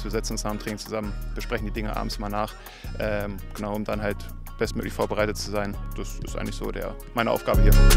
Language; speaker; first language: German; native; German